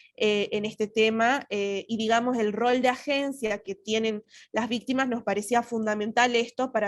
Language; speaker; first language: Spanish; native; Spanish